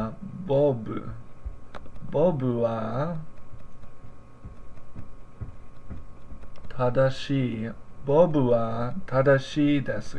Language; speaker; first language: Japanese; non-native, learner; English